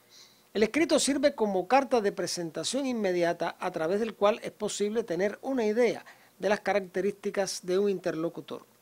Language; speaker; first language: Spanish; native; Spanish